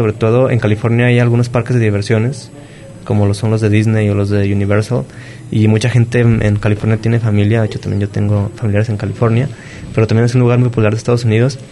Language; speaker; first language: Spanish; native; Spanish